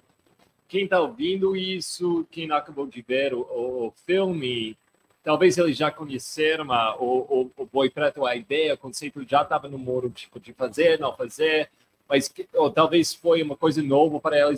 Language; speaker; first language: Portuguese; non-native, fluent; English